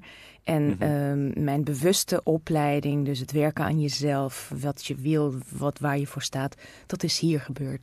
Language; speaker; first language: Dutch; non-native, fluent; Russian